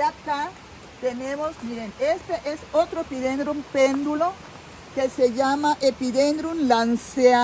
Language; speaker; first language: Spanish; native; Spanish